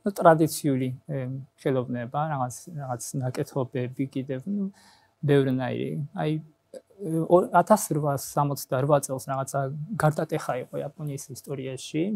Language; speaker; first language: Georgian; non-native, fluent; Japanese